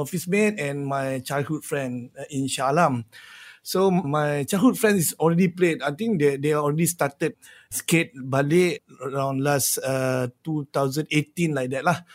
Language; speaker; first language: English; non-native, local second language; Malay